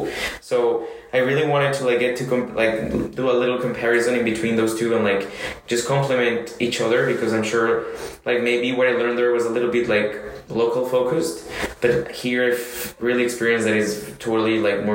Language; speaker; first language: English; non-native, fluent; Spanish